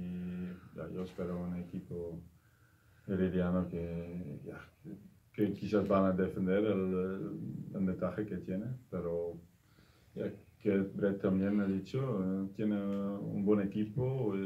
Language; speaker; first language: Spanish; non-native, learner; Dutch